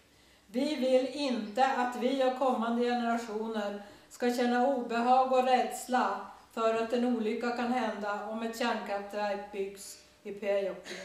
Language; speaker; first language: Swedish; native; Swedish